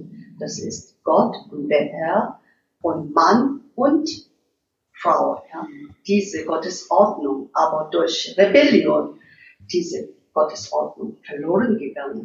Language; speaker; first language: German; non-native, learner; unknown